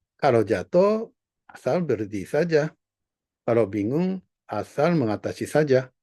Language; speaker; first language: Indonesian; non-native, fluent; Japanese